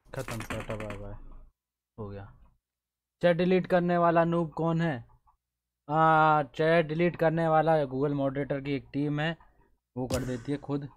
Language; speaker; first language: Hindi; native; Hindi